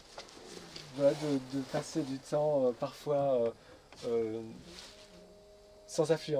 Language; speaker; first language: French; native; French